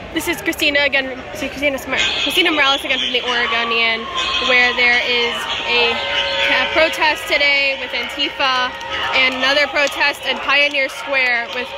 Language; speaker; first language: English; native; English